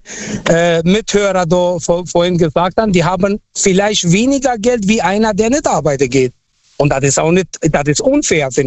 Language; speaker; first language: German; non-native, local second language; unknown